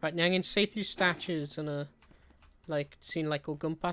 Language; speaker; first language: Welsh; native; Welsh